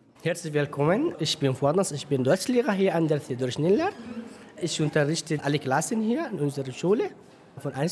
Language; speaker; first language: German; non-native, learner; Arabic